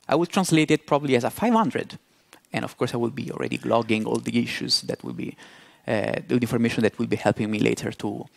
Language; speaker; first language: English; non-native, fluent; Italian